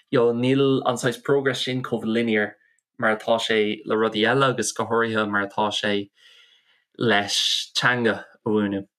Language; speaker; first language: Irish; non-native, local second language; English